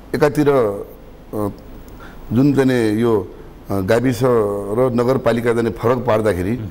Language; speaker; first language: Nepali; native; Nepali